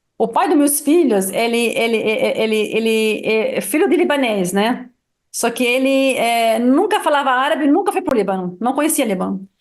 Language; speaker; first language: Portuguese; non-native, fluent; Arabic